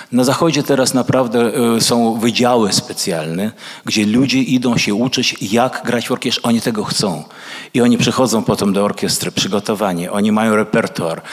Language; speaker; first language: Polish; early bilingual, other home language; Russian